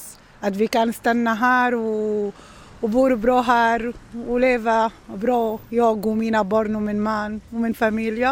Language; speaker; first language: Swedish; non-native, learner; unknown